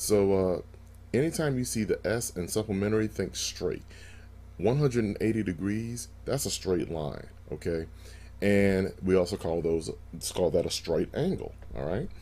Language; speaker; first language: English; native; English